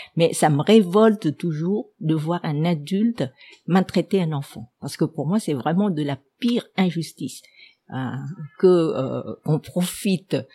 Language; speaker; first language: French; non-native, fluent; Vietnamese